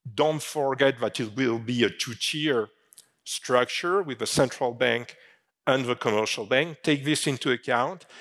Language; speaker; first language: English; non-native, fluent; French